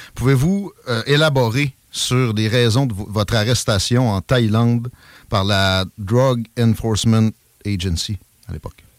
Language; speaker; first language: French; native; French